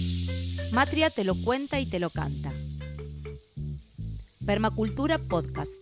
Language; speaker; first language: Spanish; native; Spanish